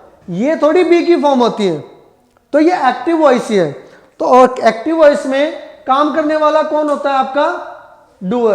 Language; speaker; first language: Hindi; native; Hindi